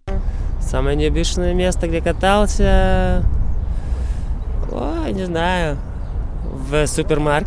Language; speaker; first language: Russian; non-native, local second language; Latvian